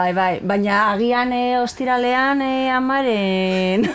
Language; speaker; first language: Basque; non-native, local second language; Spanish